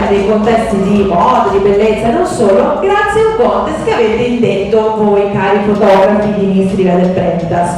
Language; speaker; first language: Italian; native; Italian